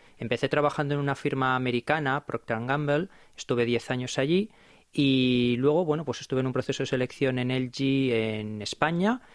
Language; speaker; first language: Spanish; native; Spanish